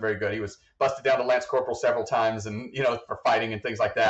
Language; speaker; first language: English; native; English